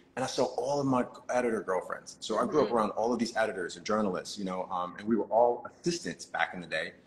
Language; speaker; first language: English; native; English